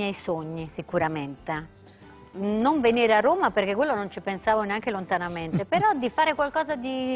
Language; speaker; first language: Italian; native; Italian